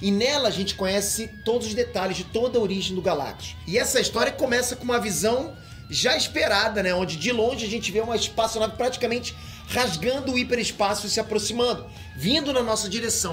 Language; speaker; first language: Portuguese; native; Portuguese